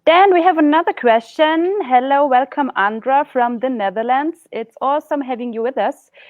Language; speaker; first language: English; non-native, fluent; German